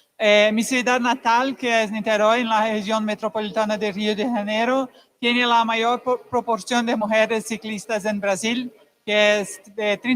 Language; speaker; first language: Spanish; non-native, fluent; Portuguese